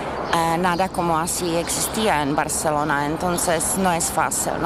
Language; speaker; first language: Spanish; non-native, fluent; Czech